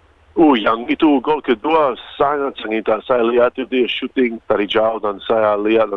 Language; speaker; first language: Indonesian; non-native, fluent; Croatian